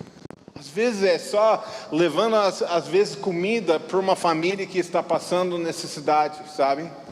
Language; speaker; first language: Portuguese; non-native, fluent; English